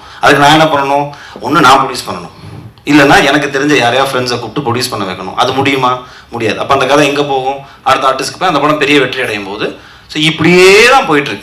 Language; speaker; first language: Tamil; native; Tamil